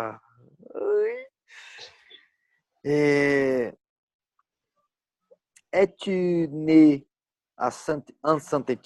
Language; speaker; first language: French; non-native, learner; Portuguese